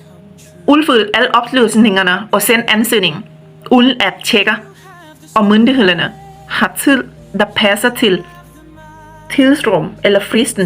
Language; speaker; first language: Danish; non-native, fluent; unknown